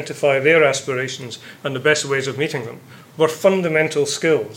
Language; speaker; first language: English; native; English